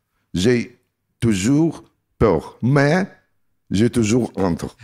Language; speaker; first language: French; non-native, learner; Russian